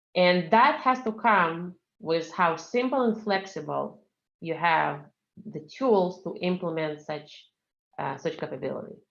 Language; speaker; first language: English; non-native, fluent; Russian